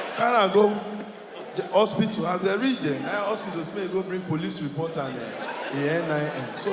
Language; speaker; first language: Nigerian Pidgin; native; Nigerian Pidgin